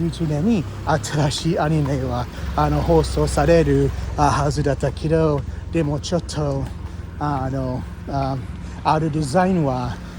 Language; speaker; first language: Japanese; non-native, fluent; English